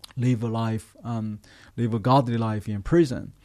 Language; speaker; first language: English; non-native, fluent; Chinese